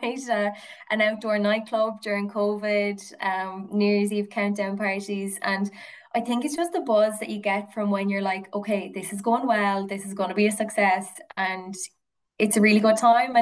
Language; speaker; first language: English; native; English